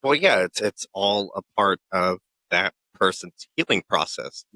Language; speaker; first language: English; native; English